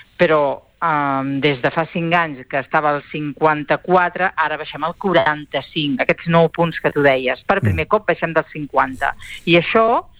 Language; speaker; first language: Catalan; native; Catalan